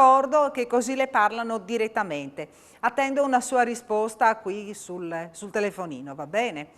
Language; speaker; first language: Italian; native; Italian